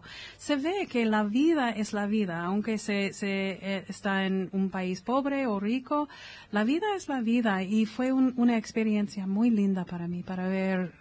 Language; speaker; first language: Spanish; non-native, fluent; English